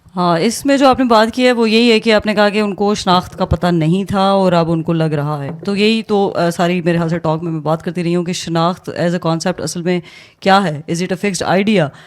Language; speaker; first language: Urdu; non-native, local second language; Pahari-Potwari